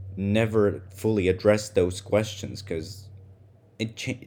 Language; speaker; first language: English; non-native, fluent; Russian